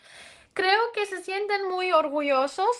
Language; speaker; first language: Spanish; non-native, fluent; Greek